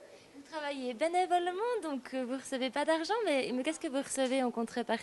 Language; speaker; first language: French; native; French